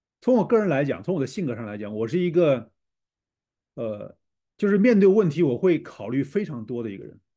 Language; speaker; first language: Chinese; native; Chinese